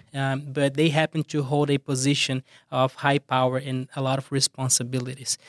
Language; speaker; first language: English; non-native, fluent; Portuguese